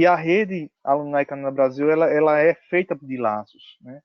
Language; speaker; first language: Portuguese; native; Portuguese